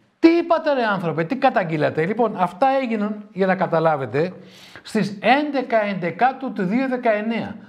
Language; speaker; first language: Greek; native; Greek